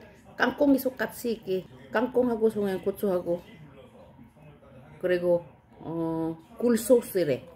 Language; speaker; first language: Korean; non-native, learner; Filipino